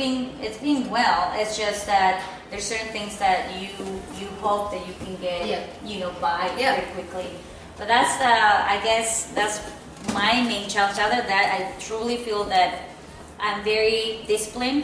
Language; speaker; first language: English; non-native, fluent; Spanish